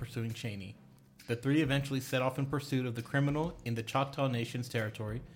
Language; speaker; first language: English; native; English